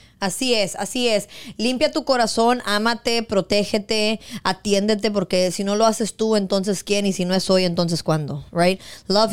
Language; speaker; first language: Spanish; early bilingual, heritage; Spanish